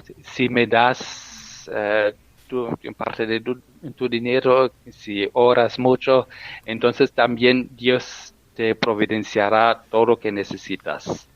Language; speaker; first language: Spanish; non-native, fluent; German